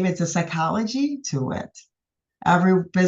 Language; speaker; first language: English; native; English